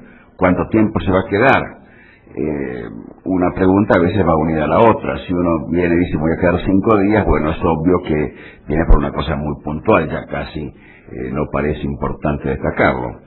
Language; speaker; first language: Spanish; native; Spanish